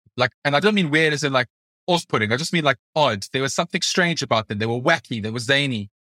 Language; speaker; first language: English; native; English